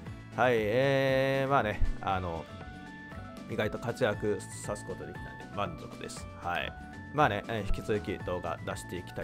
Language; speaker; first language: Japanese; native; Japanese